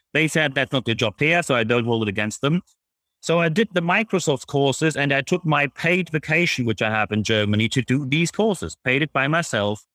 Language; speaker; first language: English; non-native, fluent; German